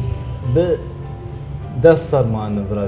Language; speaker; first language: Turkish; non-native, local second language; Kurdish